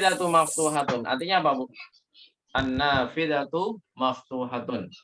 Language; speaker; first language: Arabic; non-native, fluent; Indonesian